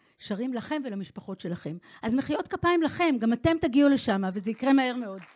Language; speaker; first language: Hebrew; native; Hebrew